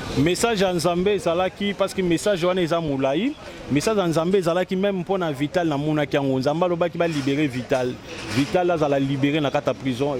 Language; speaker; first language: Lingala; native; Lingala